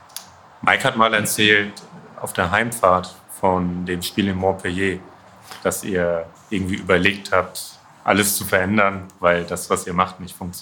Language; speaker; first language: German; native; German